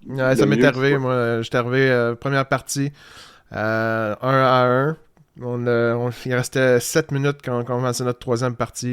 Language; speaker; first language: French; native; French